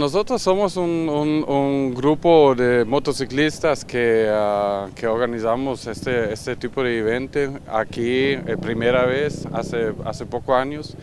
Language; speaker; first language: Spanish; non-native, learner; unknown